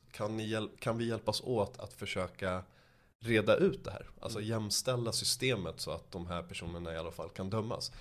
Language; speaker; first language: Swedish; early bilingual, other home language; Persian